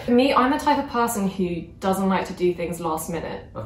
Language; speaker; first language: English; early bilingual, other home language; Korean